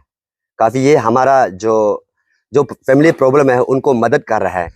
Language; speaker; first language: Hindi; non-native, local second language; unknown